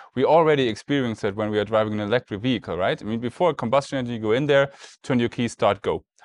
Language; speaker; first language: English; non-native, fluent; German